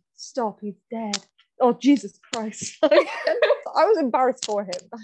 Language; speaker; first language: English; native; English